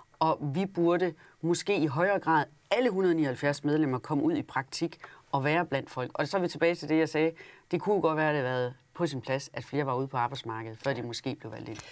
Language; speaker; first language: Danish; native; Danish